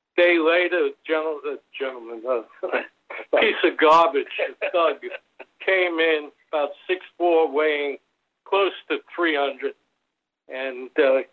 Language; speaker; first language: English; native; English